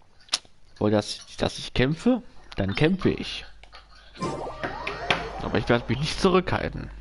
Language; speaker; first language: German; native; German